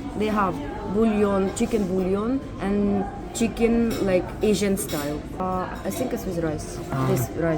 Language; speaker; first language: English; non-native, learner; Russian